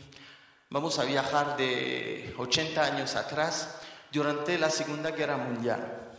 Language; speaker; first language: Spanish; non-native, fluent; French